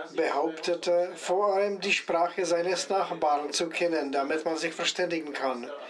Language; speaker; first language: German; non-native, fluent; Czech